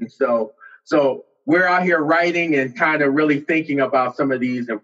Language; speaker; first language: English; native; English